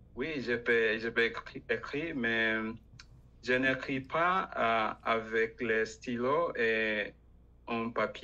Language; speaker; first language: French; non-native, learner; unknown